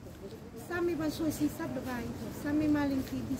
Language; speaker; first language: Russian; non-native, learner; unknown